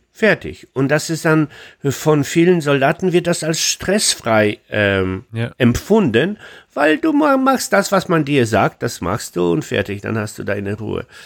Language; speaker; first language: German; non-native, fluent; Polish